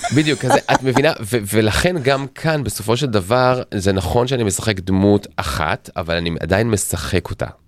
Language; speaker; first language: Hebrew; native; Hebrew